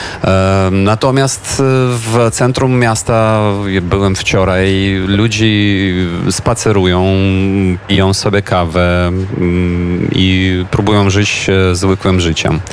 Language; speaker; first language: Polish; non-native, fluent; Ukrainian